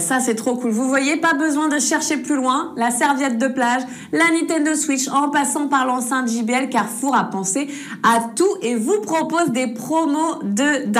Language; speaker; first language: French; native; French